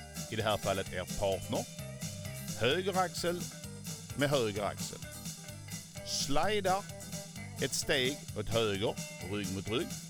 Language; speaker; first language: Swedish; native; Swedish